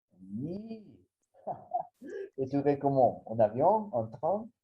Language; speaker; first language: French; non-native, learner; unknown